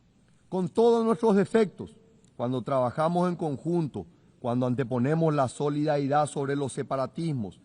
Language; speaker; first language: Spanish; native; Spanish